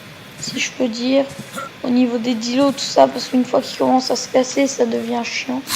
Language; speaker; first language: French; native; French